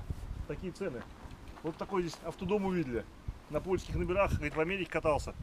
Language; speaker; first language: Russian; native; Russian